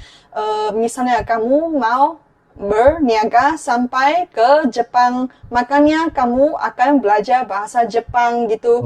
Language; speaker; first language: Indonesian; non-native, fluent; Chinese